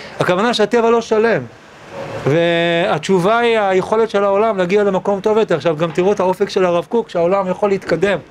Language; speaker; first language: Hebrew; early bilingual, other home language; English